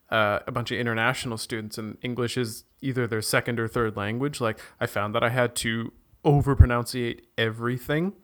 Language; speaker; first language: English; native; English